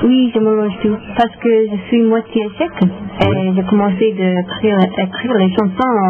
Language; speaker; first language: French; non-native, learner; English